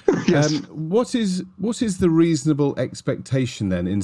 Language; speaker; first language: English; native; English